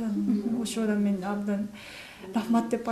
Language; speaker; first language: Kyrgyz; non-native, learner; Japanese